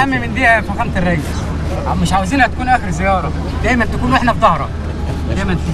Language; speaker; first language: Arabic; native; Arabic